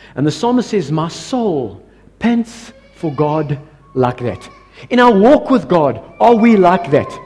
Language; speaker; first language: English; non-native, local second language; Afrikaans